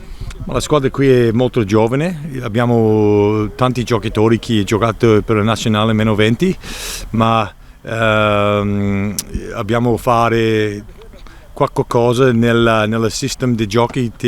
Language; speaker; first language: Italian; early bilingual, heritage; English